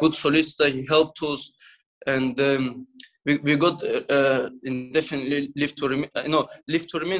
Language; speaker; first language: English; non-native, fluent; Russian